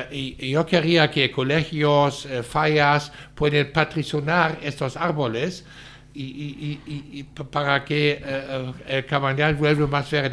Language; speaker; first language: Spanish; non-native, fluent; German